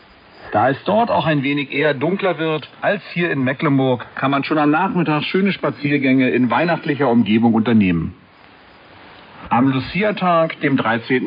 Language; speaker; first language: German; native; German